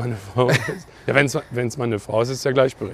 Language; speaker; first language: German; native; German